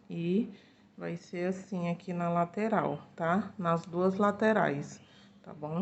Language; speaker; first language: Portuguese; native; Portuguese